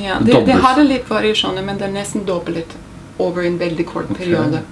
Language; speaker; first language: Norwegian; non-native, fluent; English